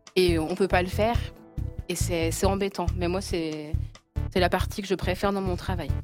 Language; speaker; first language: French; native; French